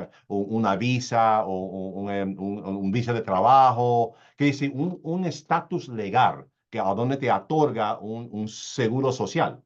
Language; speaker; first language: Spanish; early bilingual, heritage; Spanish